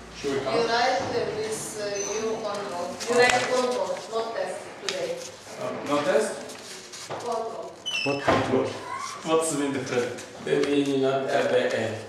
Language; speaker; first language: English; non-native, learner; Arabic